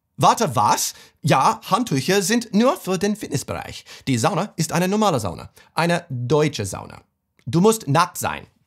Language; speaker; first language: German; non-native, fluent; English